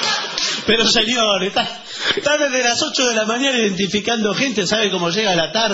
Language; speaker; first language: Spanish; native; Spanish